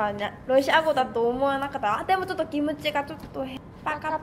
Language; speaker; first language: Japanese; non-native, fluent; Korean